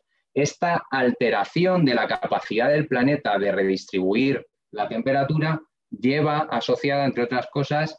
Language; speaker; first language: Spanish; native; Spanish